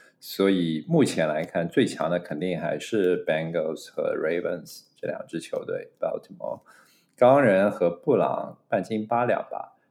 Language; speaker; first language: Chinese; native; Chinese